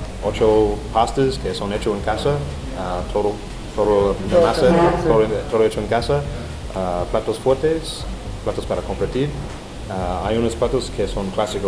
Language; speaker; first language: Spanish; non-native, fluent; English